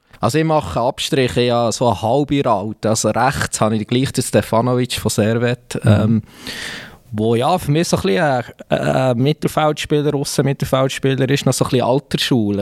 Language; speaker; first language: German; native; German